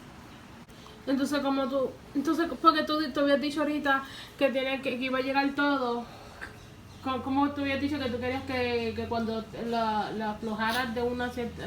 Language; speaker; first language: Spanish; early bilingual, heritage; Spanish